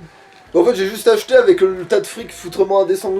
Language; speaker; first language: French; native; French